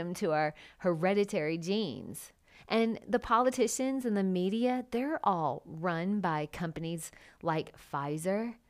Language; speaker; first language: English; native; English